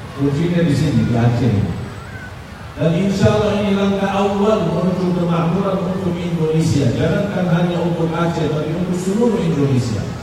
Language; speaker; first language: Indonesian; non-native, fluent; Arabic